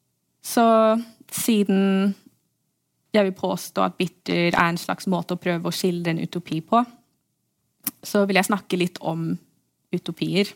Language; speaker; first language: Norwegian; early bilingual, heritage; English